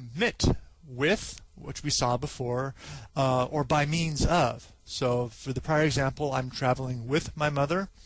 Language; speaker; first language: English; native; English